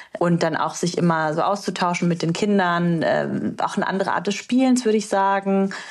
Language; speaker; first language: German; early bilingual, other home language; Romanian